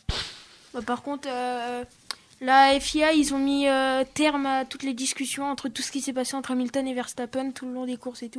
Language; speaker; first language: French; native; French